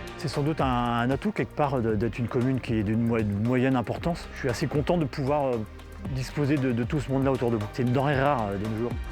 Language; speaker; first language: French; native; French